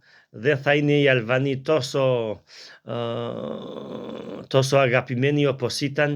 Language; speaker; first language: Greek; non-native, learner; Albanian